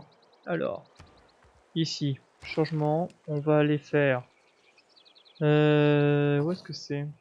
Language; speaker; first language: French; native; French